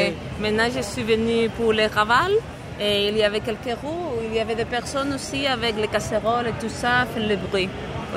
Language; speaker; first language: French; non-native, fluent; Spanish